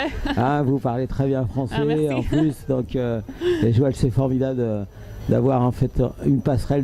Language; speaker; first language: French; native; French